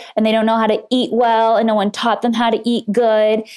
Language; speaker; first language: English; native; English